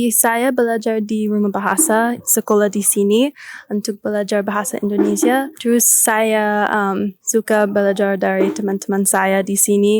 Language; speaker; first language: Indonesian; non-native, learner; English